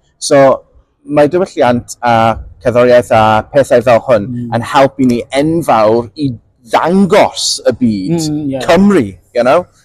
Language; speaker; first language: Welsh; non-native, local second language; English